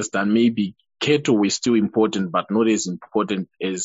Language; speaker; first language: English; non-native, local second language; Shona